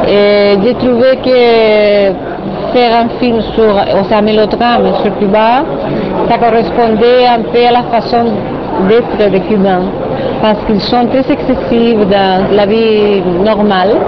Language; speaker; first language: French; non-native, fluent; Spanish